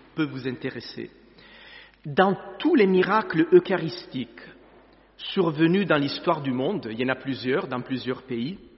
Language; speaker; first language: French; non-native, fluent; Italian